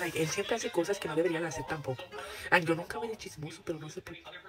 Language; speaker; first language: Spanish; early bilingual, heritage; Spanish